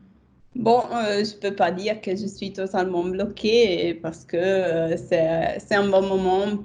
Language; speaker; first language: French; non-native, fluent; Italian